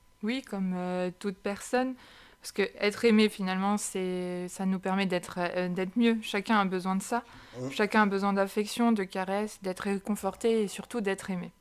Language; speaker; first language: French; native; French